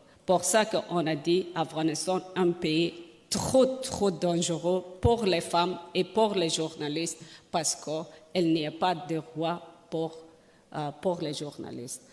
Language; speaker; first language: French; non-native, learner; Persian